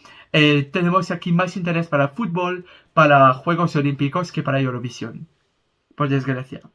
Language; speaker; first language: Spanish; non-native, fluent; French